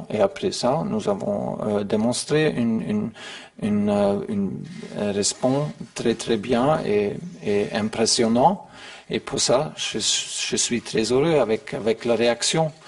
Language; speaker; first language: French; non-native, learner; German